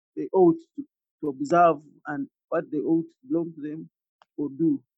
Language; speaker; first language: English; non-native, local second language; Ganda